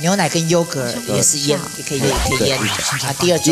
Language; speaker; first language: Chinese; native; Chinese